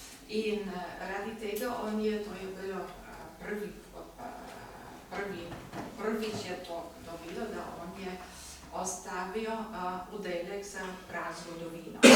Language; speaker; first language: Slovenian; non-native, learner; German